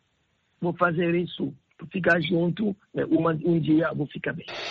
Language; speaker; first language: Portuguese; non-native, learner; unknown